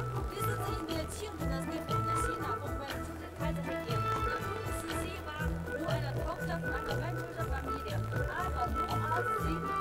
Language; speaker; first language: German; non-native, learner; Chinese